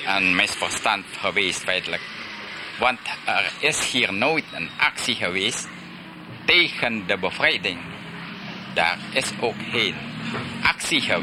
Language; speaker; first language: Dutch; early bilingual, heritage; Dutch